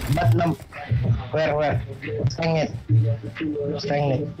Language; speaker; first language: English; non-native, learner; Indonesian